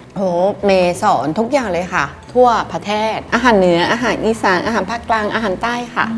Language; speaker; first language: Thai; non-native, fluent; Japanese